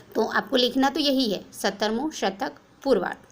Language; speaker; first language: Hindi; non-native, local second language; Gujarati